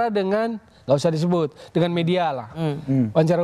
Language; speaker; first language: Indonesian; native; Indonesian